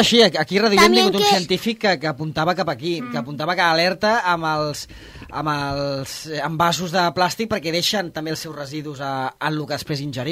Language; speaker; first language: Catalan; native; Catalan